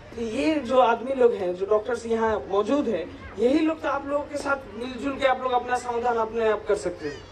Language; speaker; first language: Hindi; non-native, local second language; Bangla